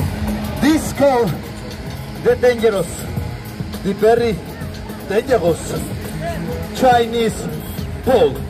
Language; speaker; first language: English; non-native, learner; Spanish